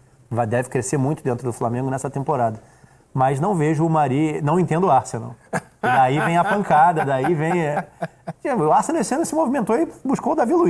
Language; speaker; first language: Portuguese; native; Portuguese